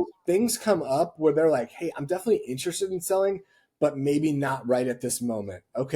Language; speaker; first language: English; native; English